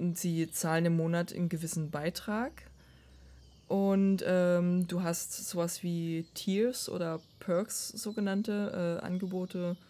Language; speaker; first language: German; non-native, fluent; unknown